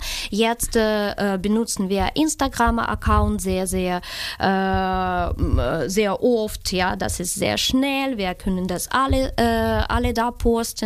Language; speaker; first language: German; non-native, fluent; Ukrainian